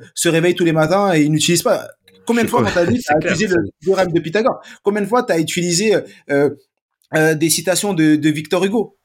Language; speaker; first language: French; native; French